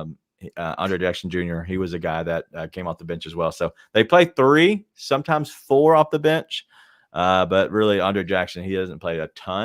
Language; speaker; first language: English; native; English